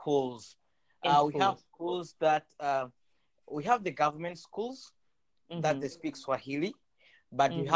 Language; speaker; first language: English; non-native, local second language; Swahili